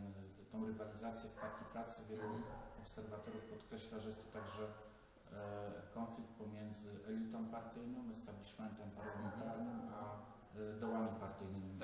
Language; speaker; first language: Polish; native; Polish